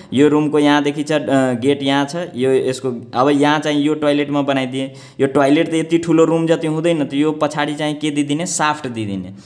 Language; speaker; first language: Nepali; native; Nepali